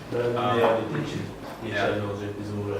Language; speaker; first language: Turkish; native; Turkish